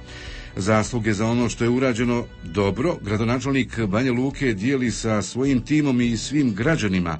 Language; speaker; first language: Croatian; native; Croatian